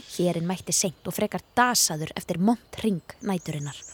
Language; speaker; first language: Icelandic; native; Icelandic